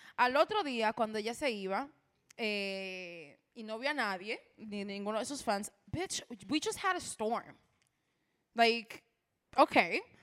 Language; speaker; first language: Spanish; native; Spanish